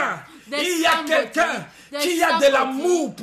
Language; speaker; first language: French; non-native, local second language; Lingala